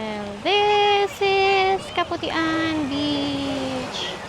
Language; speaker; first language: English; non-native, local second language; Filipino